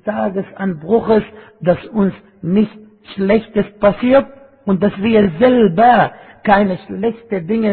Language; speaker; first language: German; non-native, fluent; Arabic